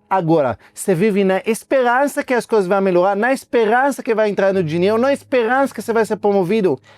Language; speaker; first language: Portuguese; non-native, fluent; Hebrew